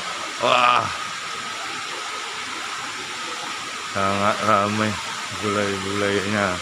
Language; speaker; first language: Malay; non-native, local second language; Balinese